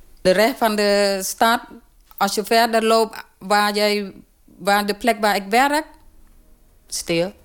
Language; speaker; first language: Dutch; non-native, learner; Khmer